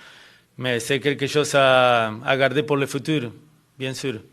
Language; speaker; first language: French; non-native, fluent; Spanish